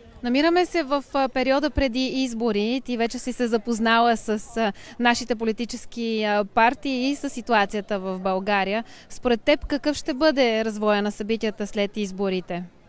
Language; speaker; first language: Bulgarian; native; Bulgarian